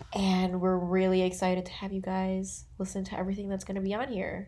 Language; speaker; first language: English; native; English